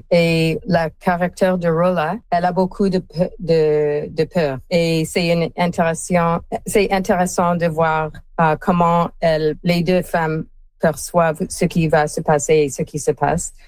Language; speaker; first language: French; non-native, fluent; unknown